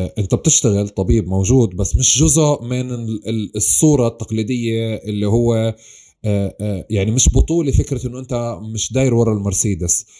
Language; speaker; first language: Arabic; native; Arabic